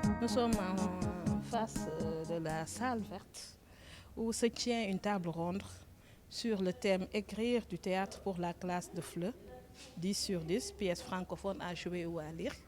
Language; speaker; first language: French; non-native, local second language; Wolof